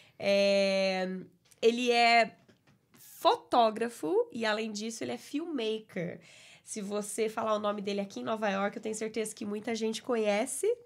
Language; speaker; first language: Portuguese; native; Portuguese